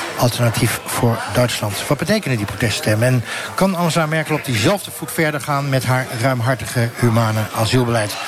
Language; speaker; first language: Dutch; native; Dutch